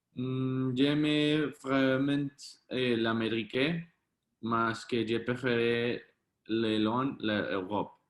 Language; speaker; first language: French; non-native, learner; Spanish